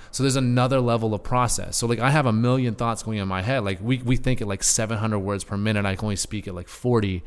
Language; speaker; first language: English; native; English